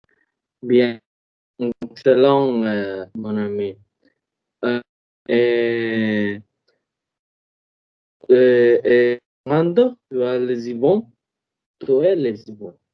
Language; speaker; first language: French; non-native, learner; Spanish